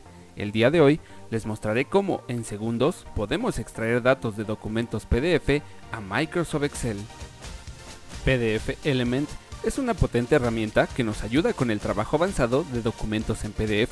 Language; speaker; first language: Spanish; native; Spanish